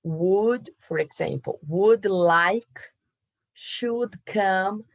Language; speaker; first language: English; non-native, fluent; Portuguese